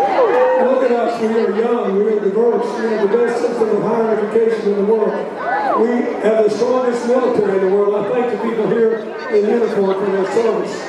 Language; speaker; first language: English; native; English